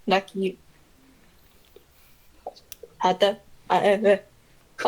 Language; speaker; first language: English; non-native, learner; Chinese